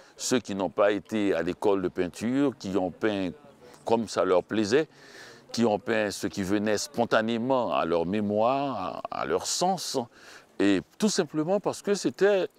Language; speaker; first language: French; native; French